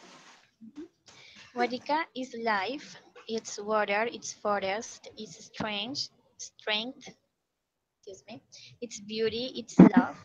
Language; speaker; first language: English; non-native, learner; Spanish